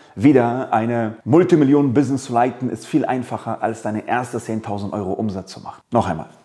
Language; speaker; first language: German; early bilingual, other home language; Persian